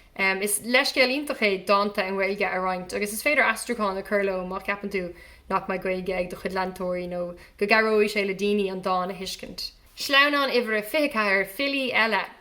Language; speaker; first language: Irish; non-native, local second language; English